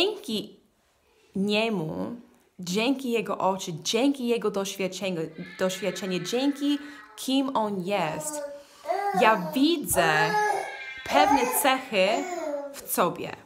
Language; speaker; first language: Polish; non-native, learner; English